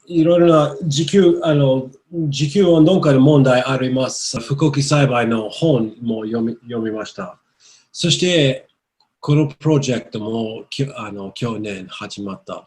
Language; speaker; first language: Japanese; non-native, learner; English